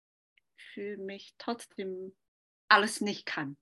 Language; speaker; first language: German; non-native, learner; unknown